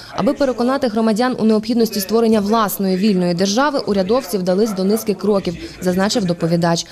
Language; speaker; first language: Ukrainian; native; Ukrainian